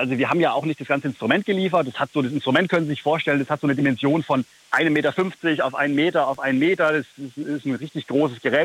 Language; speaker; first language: German; native; German